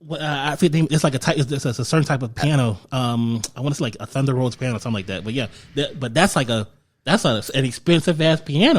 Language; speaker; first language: English; native; English